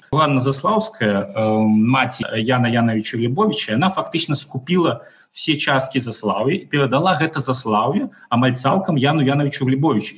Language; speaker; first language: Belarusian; non-native, local second language; Russian